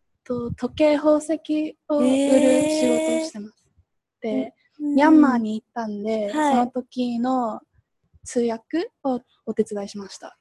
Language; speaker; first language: Japanese; early bilingual, heritage; Japanese